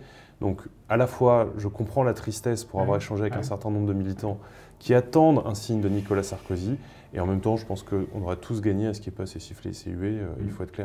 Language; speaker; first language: French; native; French